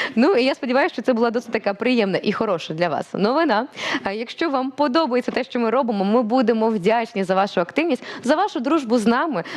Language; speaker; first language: Ukrainian; native; Ukrainian